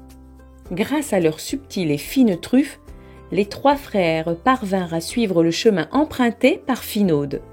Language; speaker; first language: French; native; French